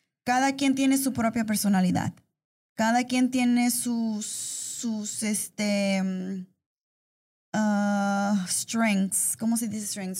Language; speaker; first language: Spanish; early bilingual, heritage; Spanish